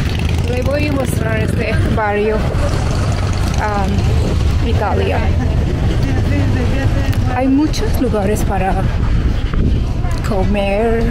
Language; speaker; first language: Spanish; non-native, learner; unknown